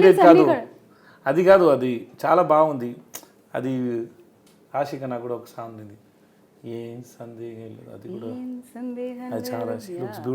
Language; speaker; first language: Telugu; non-native, learner; Tamil